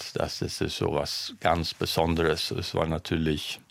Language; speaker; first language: German; non-native, fluent; Swedish